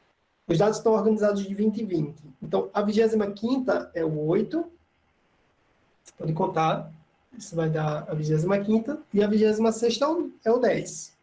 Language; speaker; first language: Portuguese; native; Portuguese